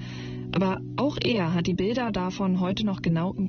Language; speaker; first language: German; native; German